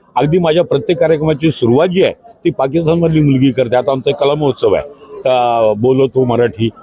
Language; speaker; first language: Marathi; native; Marathi